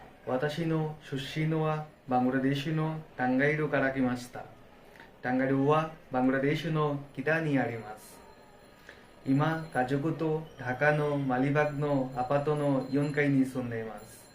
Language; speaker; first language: Japanese; non-native, learner; Bangla